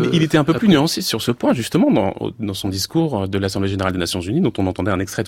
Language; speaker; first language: French; native; French